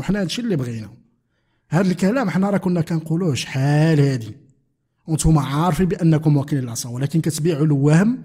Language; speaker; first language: Arabic; native; Arabic